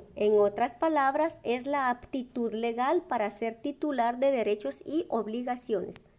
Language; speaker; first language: Spanish; native; Spanish